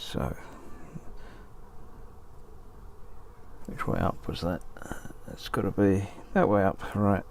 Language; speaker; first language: English; native; English